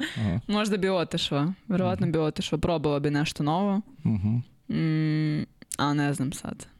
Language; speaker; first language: Serbian; non-native, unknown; Russian